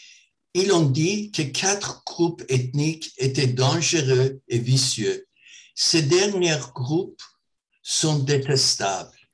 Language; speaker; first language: French; non-native, fluent; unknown